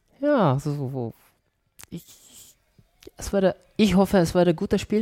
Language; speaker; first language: German; non-native, learner; Czech